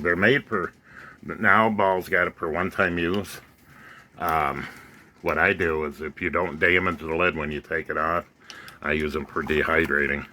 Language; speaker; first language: English; native; English